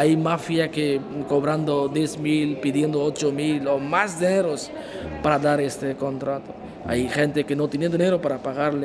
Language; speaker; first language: Spanish; non-native, learner; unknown